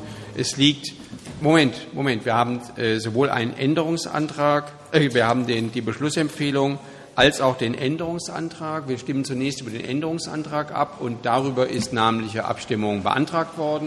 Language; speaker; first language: German; native; German